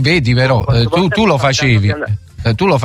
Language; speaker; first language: Italian; native; Italian